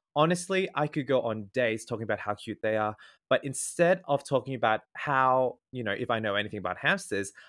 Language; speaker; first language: English; native; English